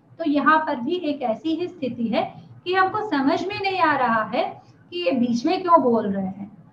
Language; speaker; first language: Hindi; non-native, local second language; Telugu